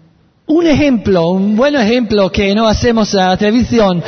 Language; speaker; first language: Spanish; non-native, learner; Italian